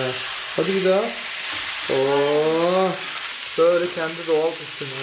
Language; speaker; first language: Turkish; native; Turkish